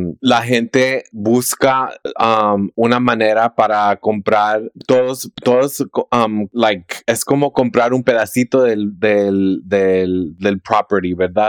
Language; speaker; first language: Spanish; early bilingual, heritage; Spanish